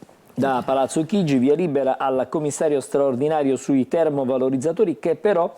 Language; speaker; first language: Italian; native; Italian